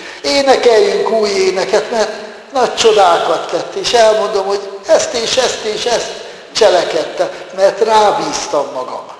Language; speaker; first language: Hungarian; native; Hungarian